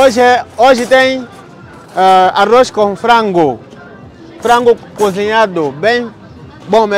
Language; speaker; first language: Portuguese; non-native, learner; Vietnamese